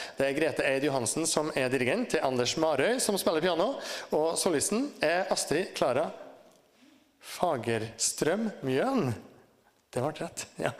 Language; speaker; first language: Norwegian; native; Norwegian